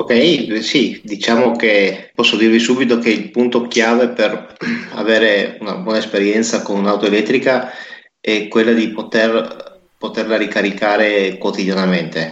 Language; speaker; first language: Italian; native; Italian